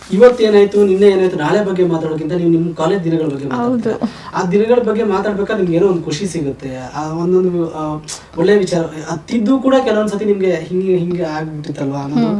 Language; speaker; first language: Kannada; native; Kannada